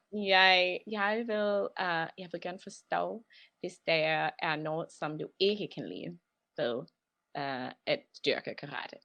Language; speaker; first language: Danish; non-native, learner; English